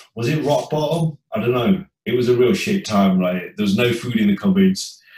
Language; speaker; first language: English; native; English